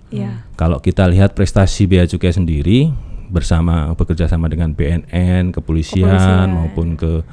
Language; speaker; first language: Indonesian; native; Indonesian